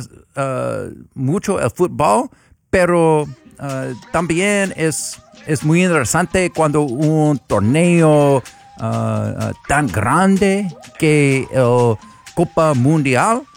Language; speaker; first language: Spanish; non-native, learner; English